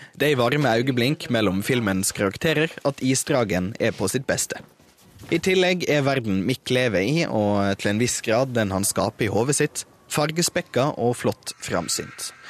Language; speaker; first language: Norwegian; native; Norwegian